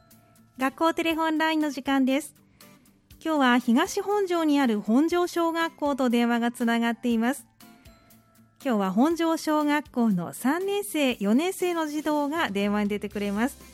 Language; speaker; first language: Japanese; native; Japanese